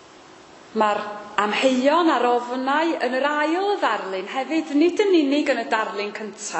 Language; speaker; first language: Welsh; native; Welsh